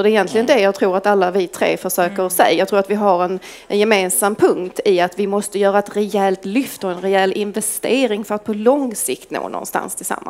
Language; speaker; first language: Swedish; native; Swedish